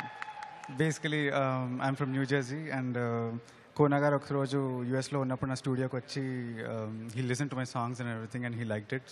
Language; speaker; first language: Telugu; early bilingual, heritage; Telugu